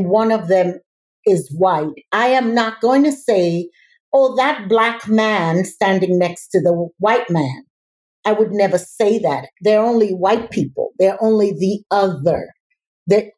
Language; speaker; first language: English; native; English